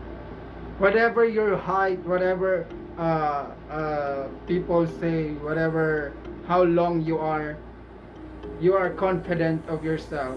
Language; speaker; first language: English; non-native, local second language; Filipino